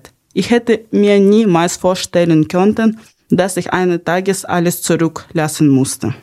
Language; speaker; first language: German; non-native, fluent; Ukrainian